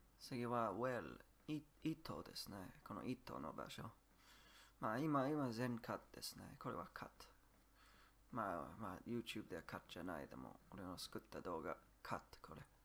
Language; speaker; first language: Japanese; non-native, learner; English